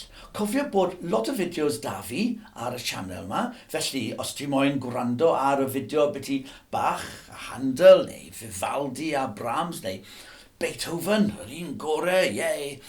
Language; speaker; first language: Welsh; non-native, local second language; English